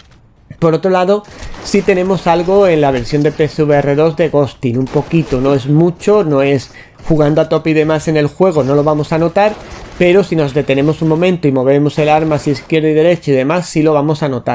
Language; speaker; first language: Spanish; native; Spanish